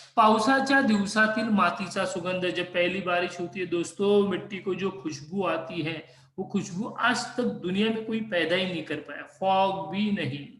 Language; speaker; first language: Hindi; non-native, local second language; Marathi